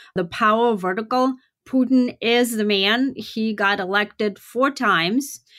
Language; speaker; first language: English; non-native, fluent; Russian